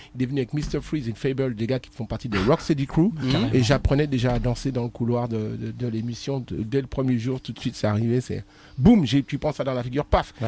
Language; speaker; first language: French; native; French